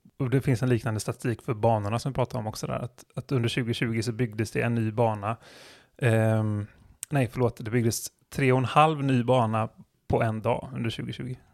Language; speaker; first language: Swedish; native; Swedish